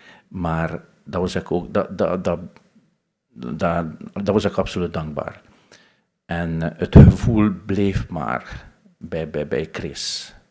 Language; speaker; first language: Dutch; non-native, fluent; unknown